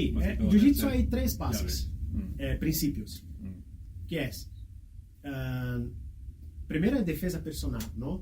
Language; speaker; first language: Spanish; non-native, fluent; Portuguese